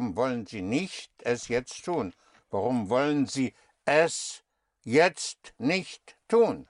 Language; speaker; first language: German; non-native, fluent; English